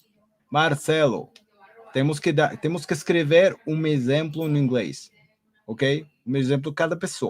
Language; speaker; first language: Portuguese; non-native, learner; Spanish